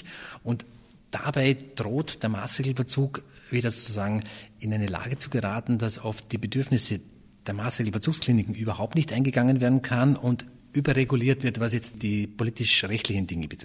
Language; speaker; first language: German; native; German